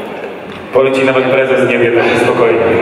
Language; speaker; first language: Polish; native; Polish